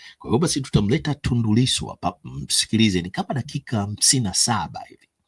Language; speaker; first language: Swahili; native; Swahili